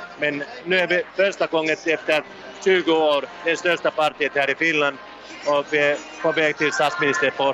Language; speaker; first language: Swedish; non-native, local second language; Finnish